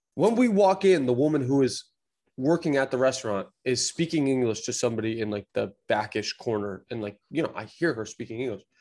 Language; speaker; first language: English; native; English